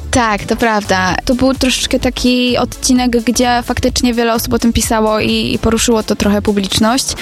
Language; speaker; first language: Polish; native; Polish